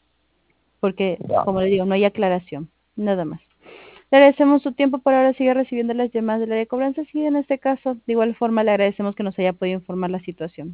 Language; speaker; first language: Spanish; native; Spanish